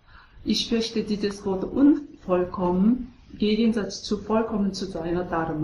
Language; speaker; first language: German; non-native, fluent; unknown